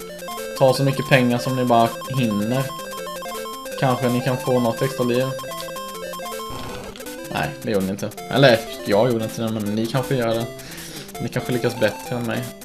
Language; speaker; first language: Swedish; native; Swedish